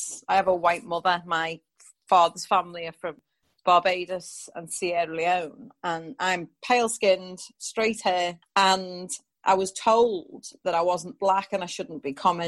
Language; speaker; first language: English; native; English